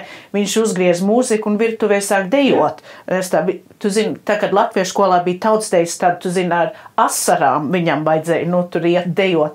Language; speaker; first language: Latvian; early bilingual, heritage; Latvian